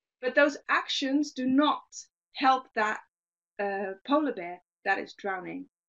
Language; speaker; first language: English; non-native, fluent; Dutch